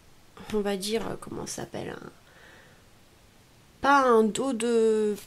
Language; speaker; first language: French; native; French